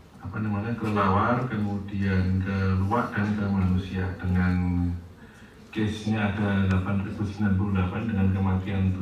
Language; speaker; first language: Indonesian; native; Indonesian